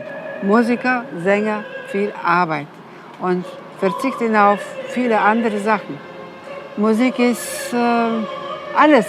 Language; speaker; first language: German; non-native, fluent; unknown